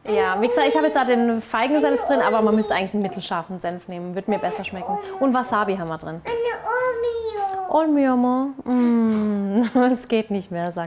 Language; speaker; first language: German; native; German